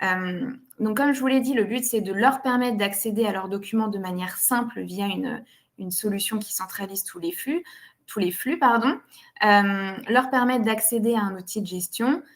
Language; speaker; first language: French; native; French